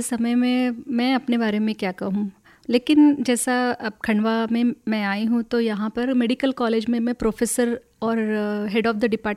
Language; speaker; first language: Hindi; non-native, local second language; Marathi